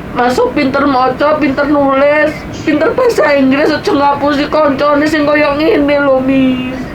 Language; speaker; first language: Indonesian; non-native, local second language; Javanese